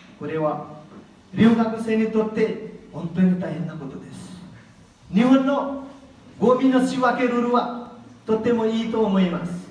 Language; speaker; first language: Japanese; non-native, learner; Nepali